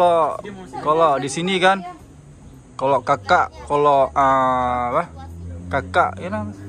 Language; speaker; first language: Indonesian; non-native, local second language; Achinese